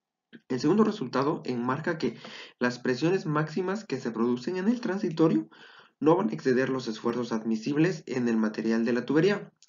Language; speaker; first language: Spanish; native; Spanish